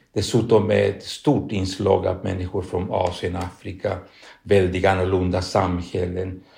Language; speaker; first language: Swedish; non-native, fluent; Spanish